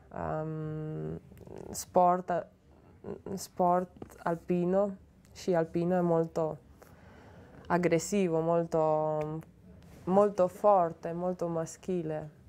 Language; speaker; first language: Italian; non-native, learner; Slovenian